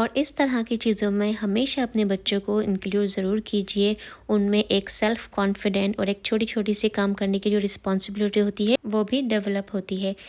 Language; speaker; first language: Urdu; native; Urdu